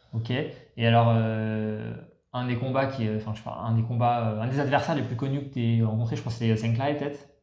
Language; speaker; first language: French; native; French